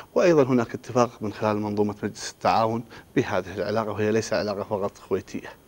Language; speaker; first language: Arabic; native; Arabic